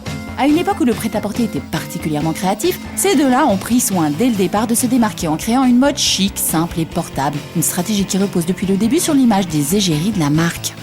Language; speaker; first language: French; native; French